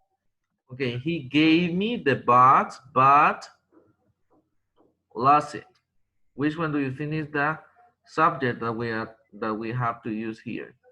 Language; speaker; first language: English; non-native, fluent; Spanish